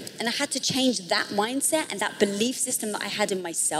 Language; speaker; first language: English; native; English